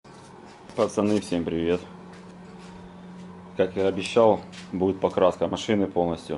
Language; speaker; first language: Russian; native; Russian